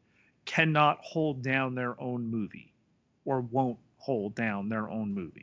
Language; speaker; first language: English; native; English